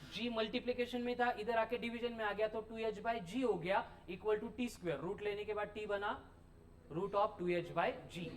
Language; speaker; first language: Hindi; non-native, local second language; Marathi